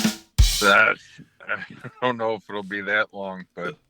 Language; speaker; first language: English; native; English